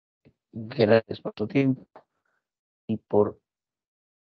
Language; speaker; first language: Spanish; native; Spanish